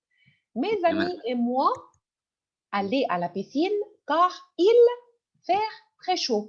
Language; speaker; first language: French; non-native, fluent; Arabic